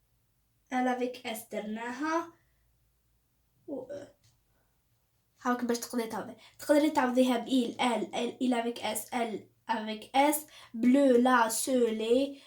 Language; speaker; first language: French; non-native, local second language; Arabic